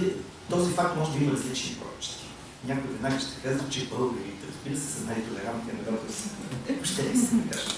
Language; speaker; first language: Bulgarian; native; Bulgarian